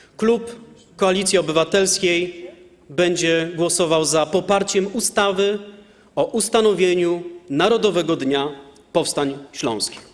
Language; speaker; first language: Polish; native; Polish